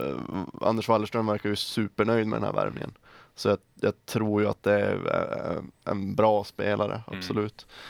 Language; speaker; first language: Swedish; native; Swedish